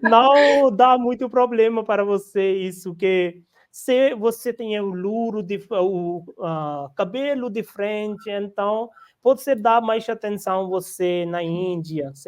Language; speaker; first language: Portuguese; non-native, learner; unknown